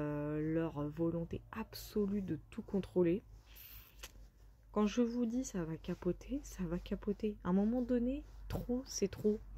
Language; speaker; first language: French; native; French